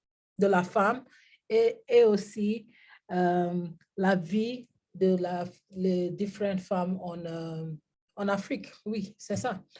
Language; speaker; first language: French; non-native, learner; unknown